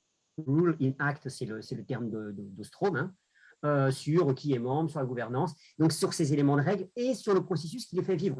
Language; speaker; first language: French; native; French